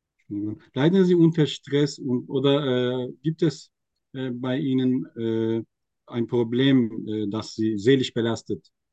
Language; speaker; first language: German; non-native, fluent; Turkish